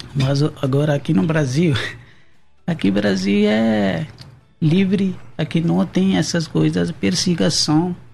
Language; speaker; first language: Portuguese; non-native, learner; Urdu